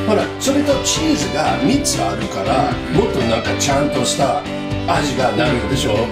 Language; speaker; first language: Japanese; non-native, learner; English